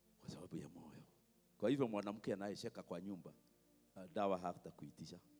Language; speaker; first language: Swahili; non-native, local second language; Kikuyu